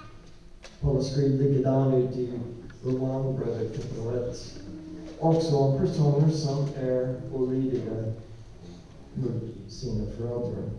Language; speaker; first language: Swedish; non-native, learner; English